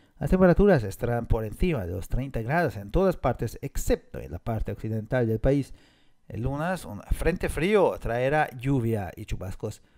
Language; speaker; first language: Spanish; non-native, fluent; Hungarian